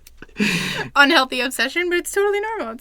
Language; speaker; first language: English; native; English